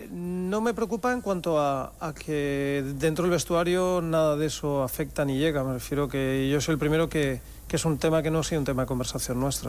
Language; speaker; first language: Spanish; native; Spanish